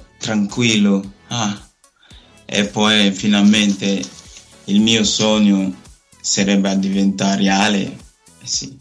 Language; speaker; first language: Italian; non-native, learner; Nigerian Pidgin